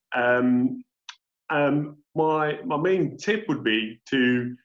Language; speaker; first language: English; native; English